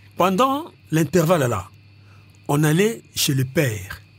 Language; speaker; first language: French; non-native, local second language; Lingala